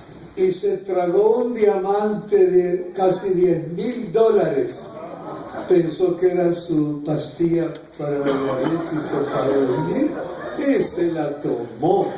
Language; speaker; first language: Spanish; native; Spanish